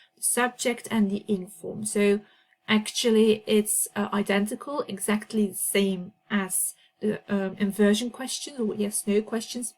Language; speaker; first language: English; non-native, fluent; Dutch